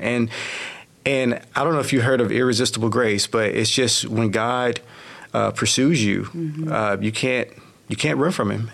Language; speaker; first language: English; native; English